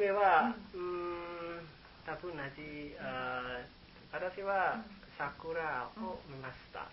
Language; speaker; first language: Japanese; non-native, learner; Indonesian